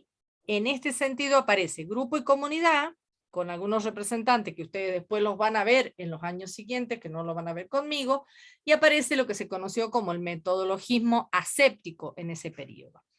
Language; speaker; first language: Spanish; native; Spanish